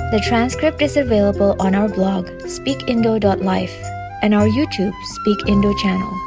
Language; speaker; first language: English; non-native, fluent; Indonesian